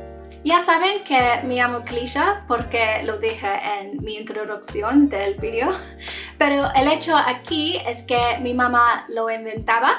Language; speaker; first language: Spanish; non-native, learner; English